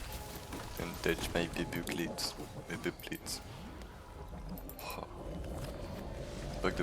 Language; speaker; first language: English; non-native, learner; French